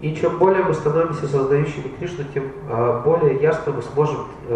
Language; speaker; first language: Russian; native; Russian